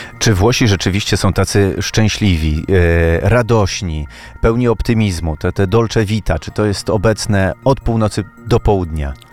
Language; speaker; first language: Polish; native; Polish